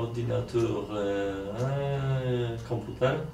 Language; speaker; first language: French; non-native, learner; Polish